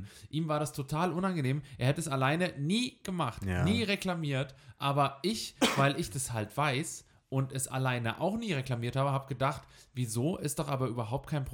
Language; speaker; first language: German; native; German